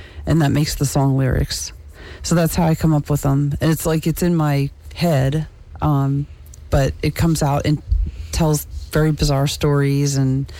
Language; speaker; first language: English; native; English